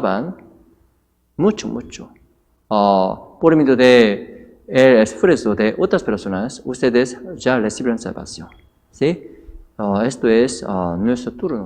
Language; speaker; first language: Spanish; non-native, fluent; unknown